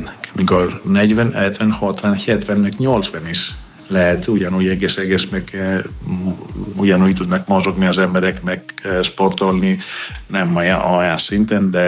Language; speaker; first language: Hungarian; non-native, fluent; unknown